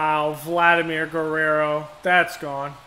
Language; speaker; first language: English; native; English